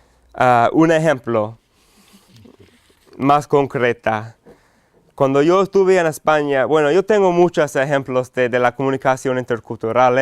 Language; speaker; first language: Spanish; non-native, fluent; English